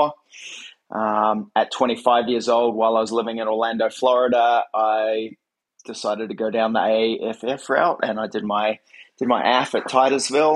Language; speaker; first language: English; native; English